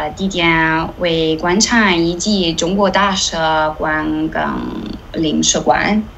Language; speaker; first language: Chinese; non-native, learner; Italian